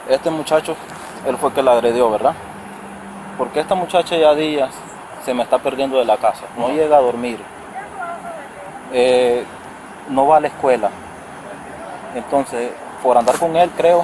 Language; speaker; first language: Spanish; native; Spanish